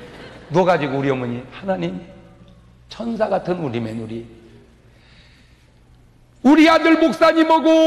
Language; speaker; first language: Korean; native; Korean